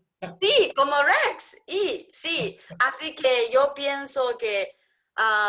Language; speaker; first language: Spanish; non-native, learner; Chinese